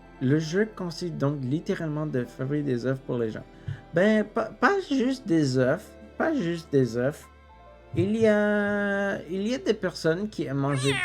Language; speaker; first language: French; non-native, local second language; English